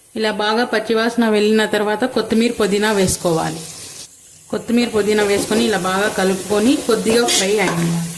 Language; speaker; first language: Telugu; non-native, local second language; Urdu